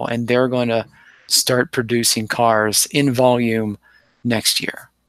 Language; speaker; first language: English; native; English